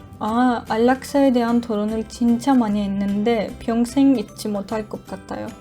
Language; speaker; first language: Korean; non-native, learner; Turkish